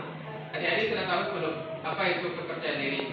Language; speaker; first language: Indonesian; native; Indonesian